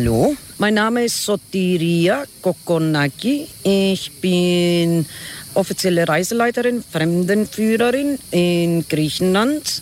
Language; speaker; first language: German; non-native, fluent; Greek